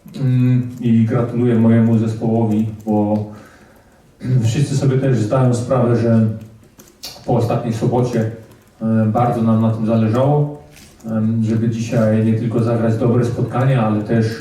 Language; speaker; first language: Polish; early bilingual, heritage; Polish